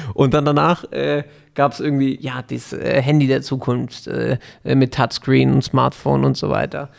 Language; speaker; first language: German; native; German